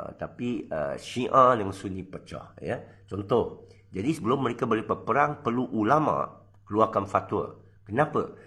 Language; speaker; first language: Malay; non-native, local second language; Chinese